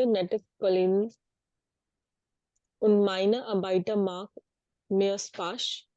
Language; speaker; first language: German; non-native, learner; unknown